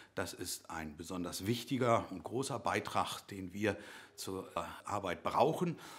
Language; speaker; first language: German; native; German